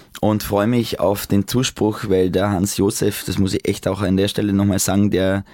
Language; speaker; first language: German; native; German